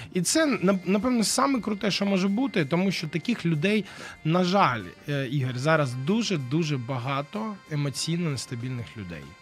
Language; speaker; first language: Ukrainian; non-native, local second language; Russian